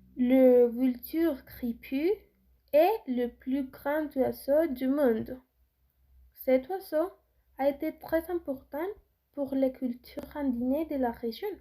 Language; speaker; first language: French; non-native, learner; Spanish